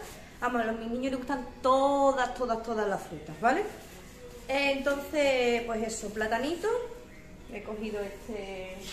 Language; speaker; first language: Spanish; native; Spanish